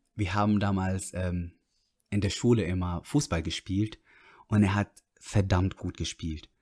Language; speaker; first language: German; non-native, fluent; Arabic